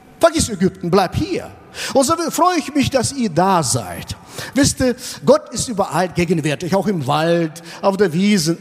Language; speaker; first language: German; non-native, fluent; Russian